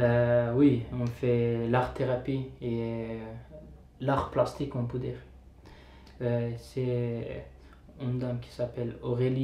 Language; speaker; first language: French; non-native, fluent; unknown